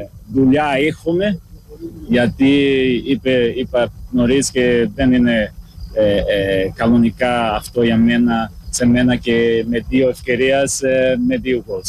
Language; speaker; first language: Greek; non-native, learner; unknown